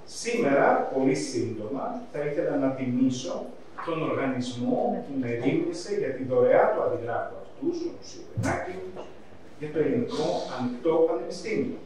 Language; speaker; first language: Greek; native; Greek